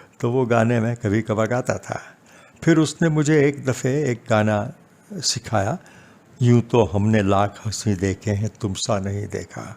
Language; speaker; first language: Hindi; non-native, local second language; Gujarati